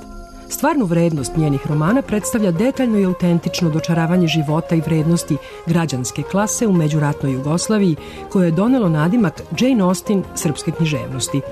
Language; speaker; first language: Serbian; native; Serbian